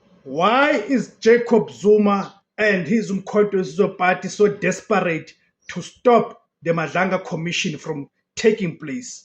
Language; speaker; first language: English; non-native, local second language; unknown